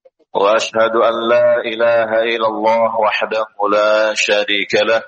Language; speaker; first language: Arabic; non-native, fluent; Indonesian